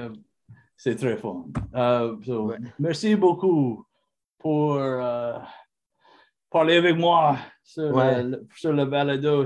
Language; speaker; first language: French; non-native, learner; English